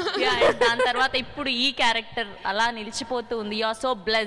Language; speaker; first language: Telugu; native; Telugu